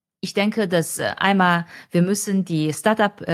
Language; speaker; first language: German; non-native, fluent; Chinese